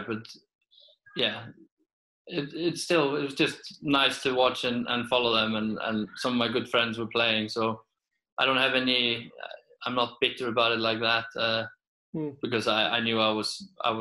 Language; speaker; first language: English; non-native, fluent; Icelandic